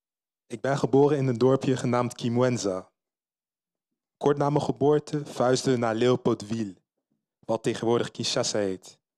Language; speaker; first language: Dutch; early bilingual, other home language; Lingala